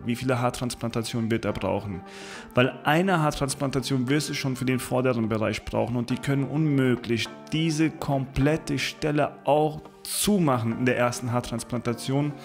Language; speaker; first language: German; native; German